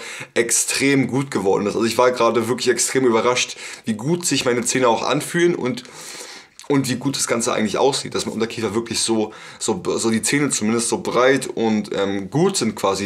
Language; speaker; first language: German; native; German